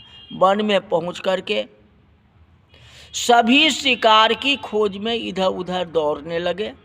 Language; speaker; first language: Hindi; native; Hindi